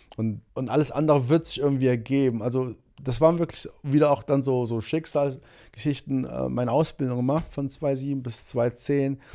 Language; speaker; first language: German; early bilingual, other home language; Portuguese